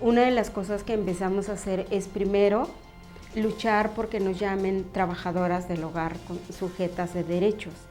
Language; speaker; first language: Spanish; non-native, local second language; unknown